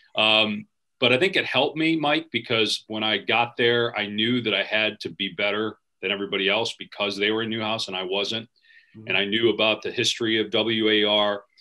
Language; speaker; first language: English; native; English